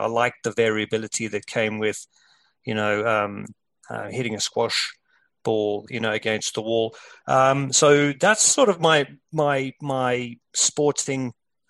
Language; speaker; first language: English; native; English